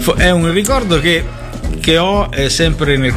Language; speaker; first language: Italian; native; Italian